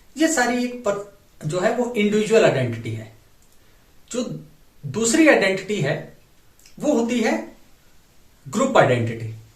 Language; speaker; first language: Hindi; native; Hindi